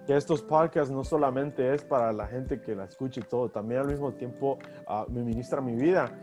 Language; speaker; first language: Spanish; early bilingual, heritage; Spanish